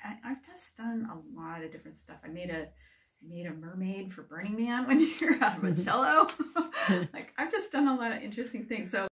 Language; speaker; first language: English; native; English